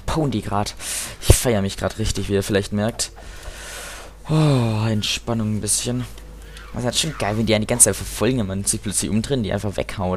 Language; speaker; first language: German; native; German